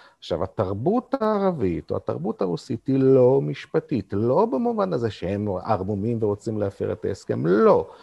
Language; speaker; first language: Hebrew; non-native, fluent; Russian